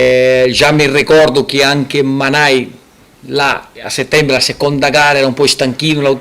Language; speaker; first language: Italian; non-native, fluent; Portuguese